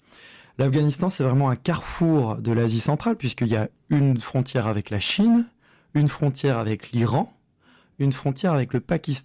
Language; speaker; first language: French; native; French